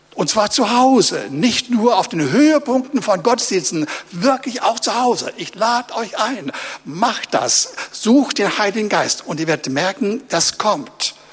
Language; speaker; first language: German; native; German